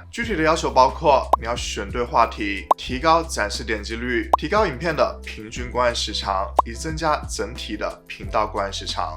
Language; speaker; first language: Chinese; native; Chinese